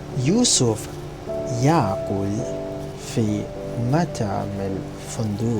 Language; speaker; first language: Arabic; non-native, fluent; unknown